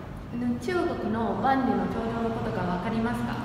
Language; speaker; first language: Japanese; non-native, learner; Chinese